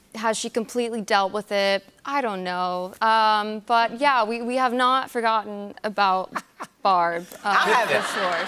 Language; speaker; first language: English; native; English